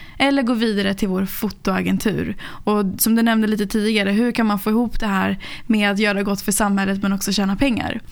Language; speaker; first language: Swedish; native; Swedish